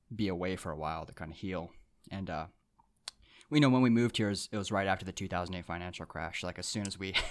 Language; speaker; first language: English; early bilingual, other home language; Japanese